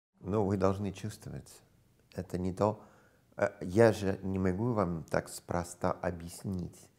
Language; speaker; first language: Russian; non-native, fluent; English